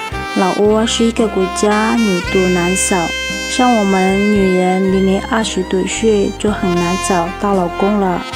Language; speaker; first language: Chinese; non-native, fluent; Hmong